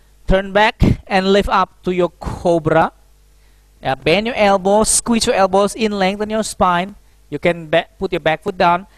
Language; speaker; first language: English; non-native, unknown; Indonesian